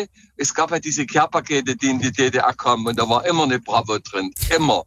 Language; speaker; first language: German; native; German